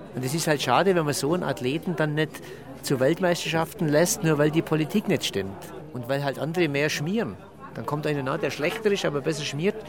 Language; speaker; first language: German; native; German